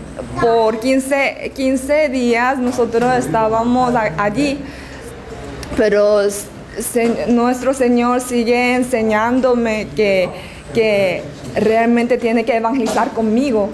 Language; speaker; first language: Spanish; non-native, learner; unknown